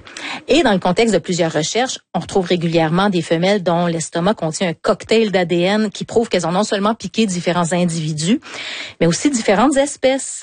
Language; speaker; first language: French; native; French